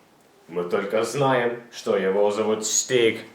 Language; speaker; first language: Russian; non-native, learner; Estonian